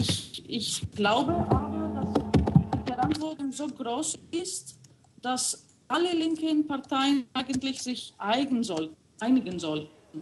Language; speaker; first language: German; non-native, fluent; Greek